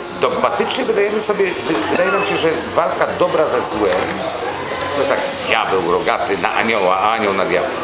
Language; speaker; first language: Polish; native; Polish